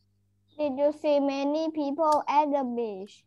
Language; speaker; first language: English; non-native, learner; Thai